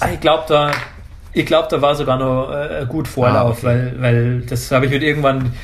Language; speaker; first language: German; native; German